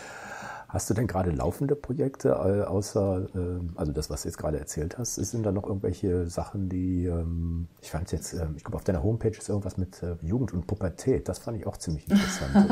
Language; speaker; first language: German; native; German